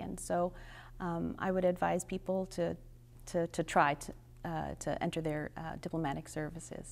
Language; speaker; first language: English; native; English